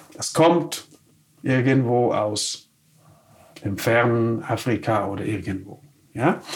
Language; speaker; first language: German; non-native, fluent; Wolof